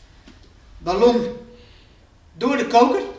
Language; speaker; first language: Dutch; native; Dutch